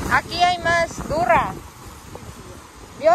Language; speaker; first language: Spanish; non-native, learner; Filipino